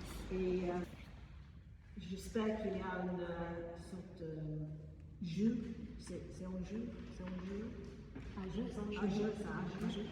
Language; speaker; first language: French; non-native, fluent; English